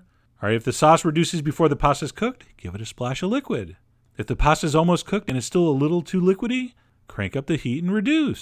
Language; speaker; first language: English; native; English